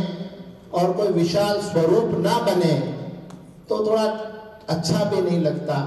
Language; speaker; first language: Hindi; native; Hindi